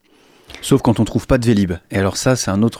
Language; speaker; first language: French; native; French